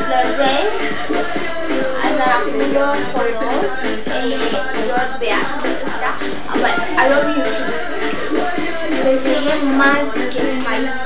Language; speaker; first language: Hebrew; native; Hebrew